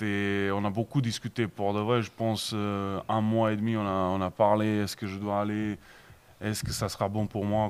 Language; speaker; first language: French; non-native, learner; Bosnian